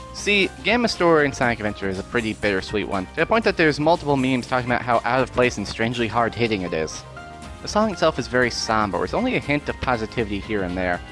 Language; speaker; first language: English; native; English